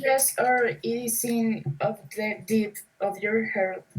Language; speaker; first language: English; non-native, learner; Spanish